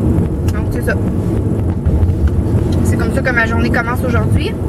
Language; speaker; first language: French; native; French